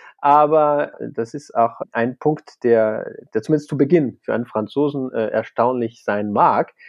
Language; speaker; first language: German; non-native, fluent; French